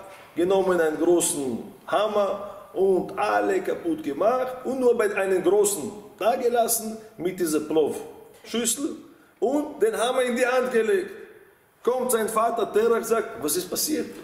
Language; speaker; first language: German; non-native, fluent; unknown